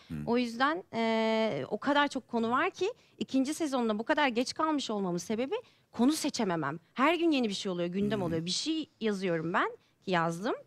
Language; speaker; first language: Turkish; native; Turkish